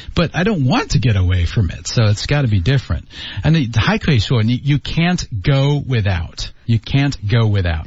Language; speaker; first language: English; native; English